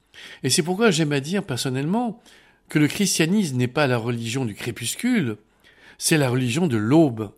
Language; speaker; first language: French; native; French